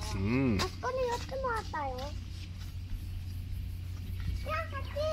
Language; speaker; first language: Japanese; native; Japanese